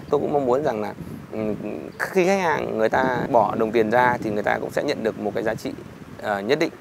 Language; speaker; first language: Vietnamese; native; Vietnamese